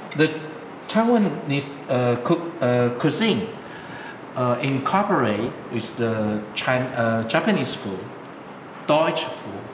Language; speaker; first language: English; non-native, learner; Chinese